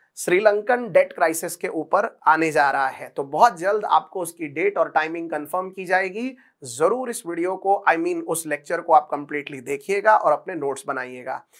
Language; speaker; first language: Hindi; non-native, local second language; Marathi